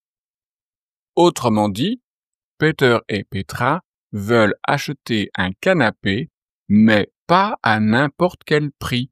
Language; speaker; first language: French; native; French